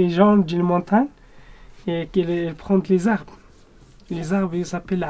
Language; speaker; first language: French; non-native, learner; Arabic